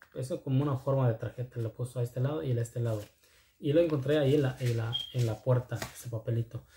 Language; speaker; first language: Spanish; non-native, local second language; Zapotec